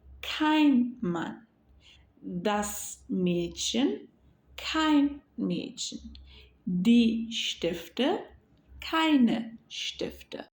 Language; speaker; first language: German; non-native, fluent; Turkish